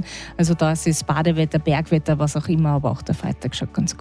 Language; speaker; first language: German; native; German